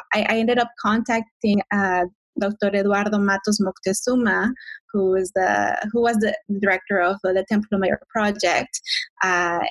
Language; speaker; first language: English; non-native, fluent; Spanish